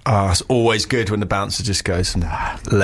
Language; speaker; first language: English; native; English